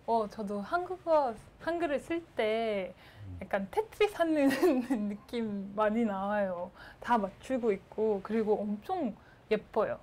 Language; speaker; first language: Korean; non-native, fluent; French